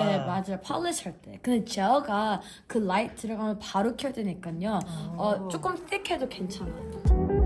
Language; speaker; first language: Korean; early bilingual, heritage; Korean